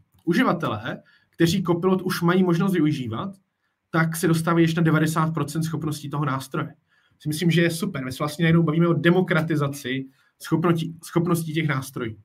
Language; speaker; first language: Czech; native; Czech